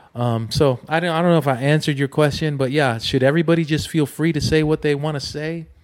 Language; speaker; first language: English; native; English